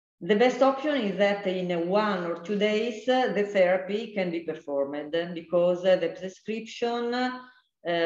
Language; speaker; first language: English; non-native, fluent; Italian